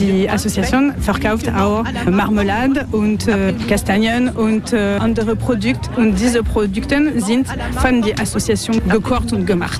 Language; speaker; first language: German; non-native, learner; French